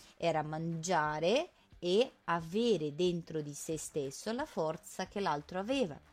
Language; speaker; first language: Italian; non-native, fluent; Portuguese